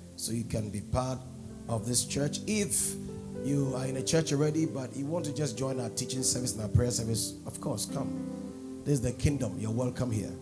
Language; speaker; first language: English; non-native, local second language; Akan